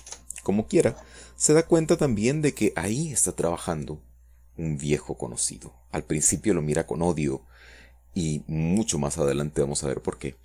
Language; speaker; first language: Spanish; native; Spanish